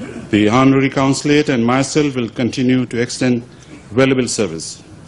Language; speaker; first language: English; non-native, local second language; Urdu